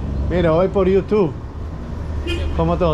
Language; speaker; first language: Spanish; non-native, learner; English